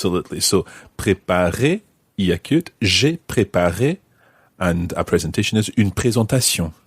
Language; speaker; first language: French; non-native, fluent; English